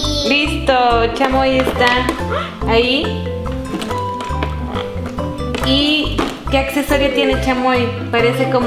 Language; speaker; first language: Spanish; native; Spanish